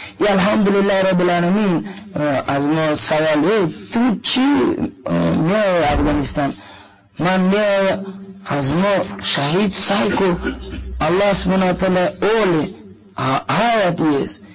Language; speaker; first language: Persian; non-native, learner; Russian